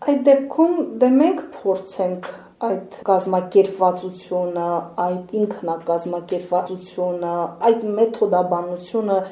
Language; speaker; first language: Armenian; native; Armenian